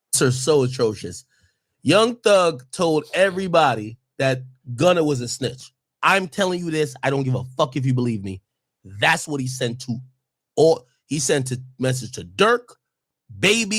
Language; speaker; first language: English; native; English